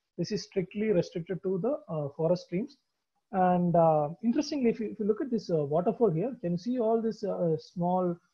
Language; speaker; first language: English; non-native, local second language; Malayalam